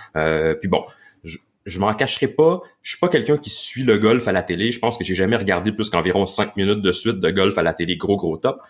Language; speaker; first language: French; native; French